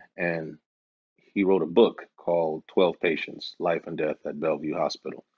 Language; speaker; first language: English; native; English